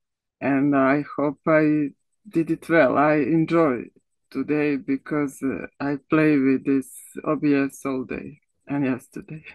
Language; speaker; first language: English; non-native, learner; Serbian